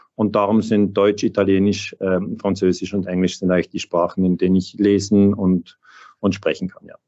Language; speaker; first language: German; native; German